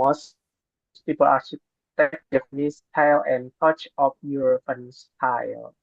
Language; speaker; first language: English; non-native, learner; Indonesian